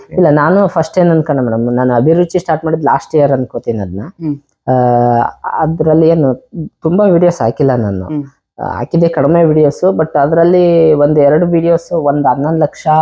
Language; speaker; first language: Kannada; native; Kannada